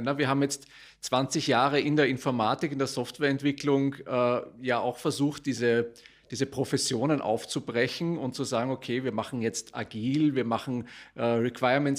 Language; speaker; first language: German; native; German